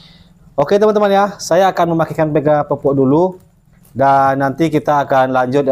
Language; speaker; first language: Indonesian; native; Indonesian